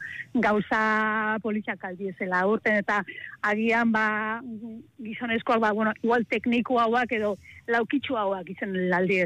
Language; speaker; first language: Basque; native; Basque